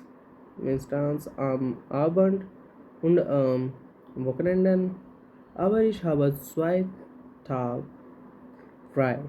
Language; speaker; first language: German; non-native, learner; Hindi